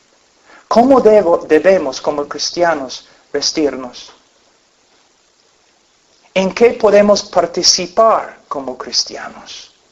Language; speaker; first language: Spanish; non-native, fluent; English